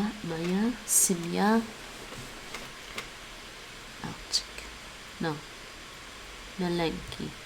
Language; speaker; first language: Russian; non-native, learner; English